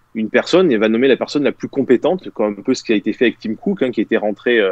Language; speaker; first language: French; native; French